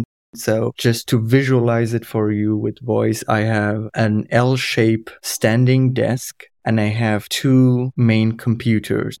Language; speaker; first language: English; non-native, fluent; Kurdish